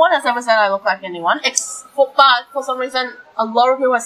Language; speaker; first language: English; non-native, local second language; Cantonese